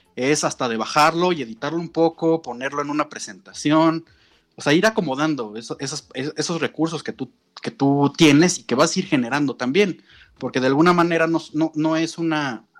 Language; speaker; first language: Spanish; native; Spanish